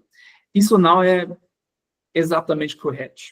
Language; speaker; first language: Portuguese; non-native, fluent; German